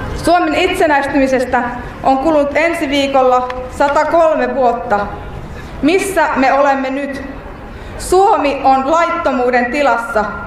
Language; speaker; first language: Finnish; native; Finnish